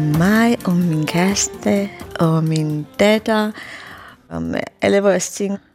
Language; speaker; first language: Danish; non-native, fluent; Romanian